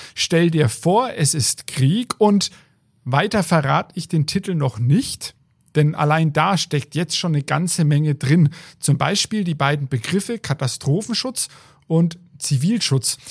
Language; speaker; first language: German; native; German